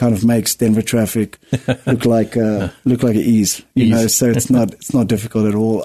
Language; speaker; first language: English; non-native, local second language; Afrikaans